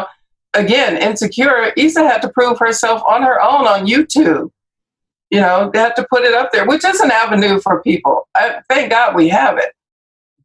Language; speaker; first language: English; native; English